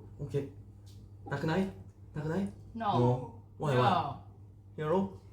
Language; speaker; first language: Korean; native; Korean